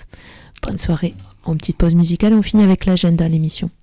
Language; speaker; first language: French; native; French